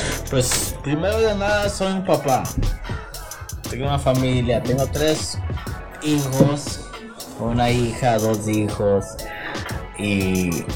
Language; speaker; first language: Spanish; early bilingual, heritage; Spanish